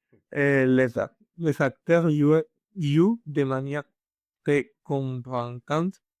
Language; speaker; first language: French; non-native, learner; Spanish